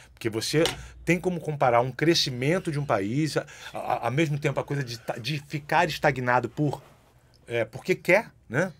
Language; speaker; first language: Portuguese; native; Portuguese